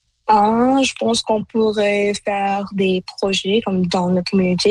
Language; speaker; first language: French; non-native, local second language; Punjabi